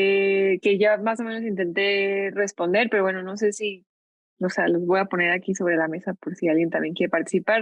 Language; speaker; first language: Spanish; native; Spanish